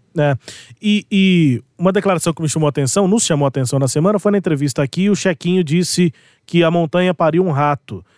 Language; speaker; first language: Portuguese; native; Portuguese